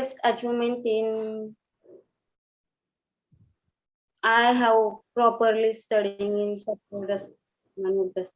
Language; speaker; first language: English; non-native, learner; Marathi